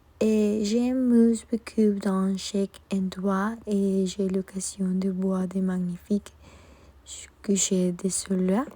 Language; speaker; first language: French; non-native, learner; Spanish